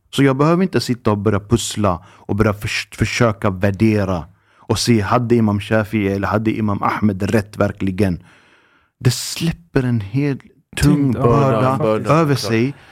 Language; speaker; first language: Swedish; early bilingual, other home language; Arabic